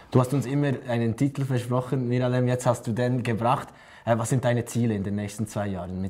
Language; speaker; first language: German; native; German